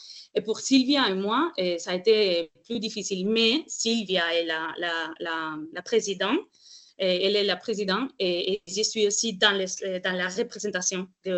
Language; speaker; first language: French; non-native, fluent; Spanish